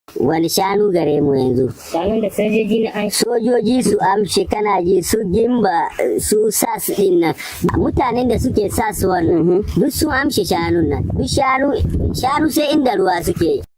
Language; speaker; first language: Hausa; non-native, local second language; Fula